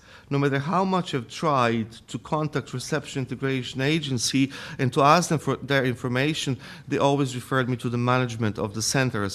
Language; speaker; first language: English; non-native, fluent; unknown